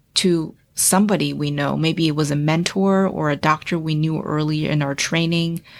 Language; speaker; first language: English; early bilingual, other home language; Chinese